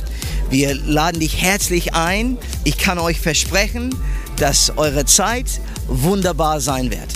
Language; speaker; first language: German; non-native, fluent; English